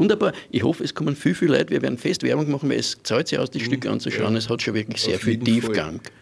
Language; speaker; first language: German; native; German